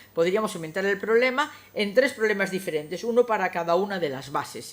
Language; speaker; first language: Spanish; non-native, local second language; Galician